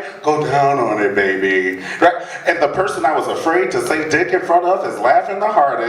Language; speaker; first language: English; native; English